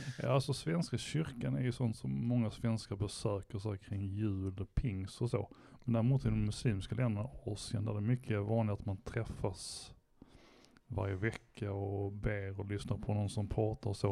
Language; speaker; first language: Swedish; native; Swedish